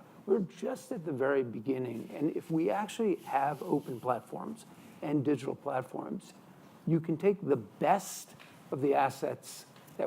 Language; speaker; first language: English; native; English